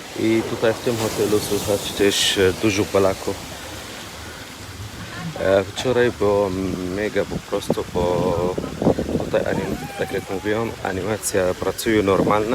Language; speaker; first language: Polish; non-native, learner; Arabic